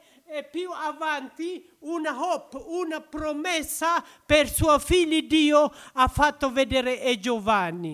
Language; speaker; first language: Italian; non-native, learner; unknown